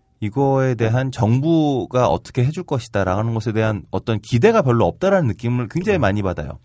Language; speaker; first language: Korean; native; Korean